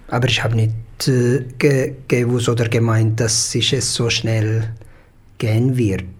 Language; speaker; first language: German; non-native, learner; Tigrinya